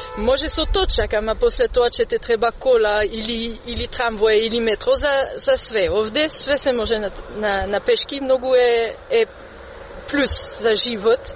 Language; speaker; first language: Macedonian; non-native, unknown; French